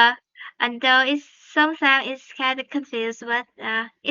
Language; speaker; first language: English; non-native, learner; Vietnamese